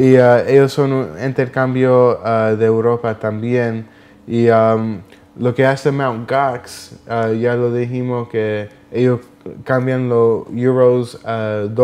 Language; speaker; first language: Spanish; early bilingual, heritage; Spanish